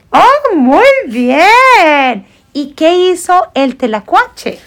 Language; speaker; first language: Spanish; non-native, fluent; English